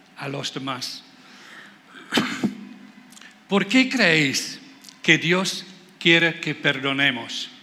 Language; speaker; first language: Spanish; non-native, fluent; Dutch